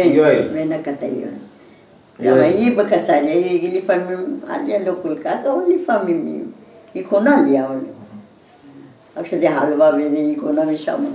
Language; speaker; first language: Hebrew; non-native, learner; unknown